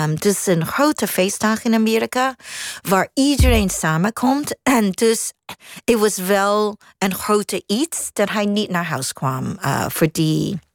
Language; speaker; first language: Dutch; non-native, fluent; Cantonese